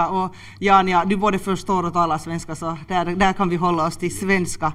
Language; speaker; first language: Swedish; native; Swedish